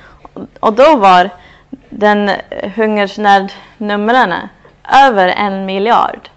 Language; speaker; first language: Swedish; non-native, fluent; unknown